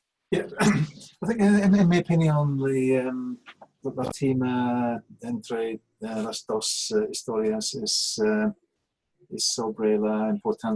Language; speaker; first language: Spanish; non-native, learner; English